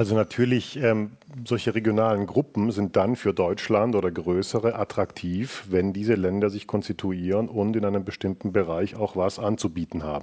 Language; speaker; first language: German; native; German